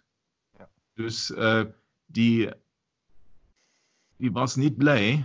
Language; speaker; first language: Dutch; non-native, fluent; German